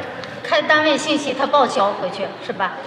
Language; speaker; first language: Chinese; native; Chinese